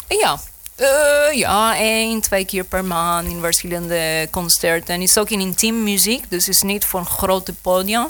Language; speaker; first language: Dutch; non-native, learner; Spanish